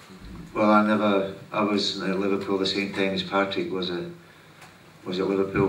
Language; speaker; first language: English; native; English